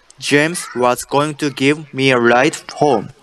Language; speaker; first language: English; non-native, learner; Japanese